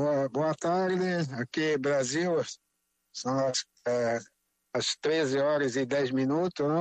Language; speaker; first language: Spanish; non-native, fluent; Portuguese